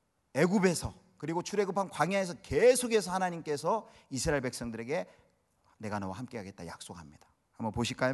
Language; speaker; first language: Korean; native; Korean